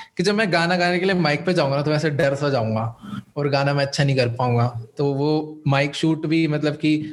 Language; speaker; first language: Hindi; native; Hindi